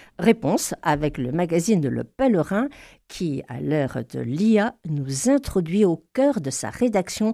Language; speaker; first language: French; native; French